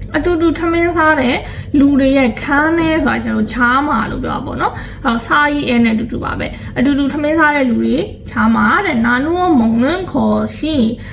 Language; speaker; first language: Burmese; native; Burmese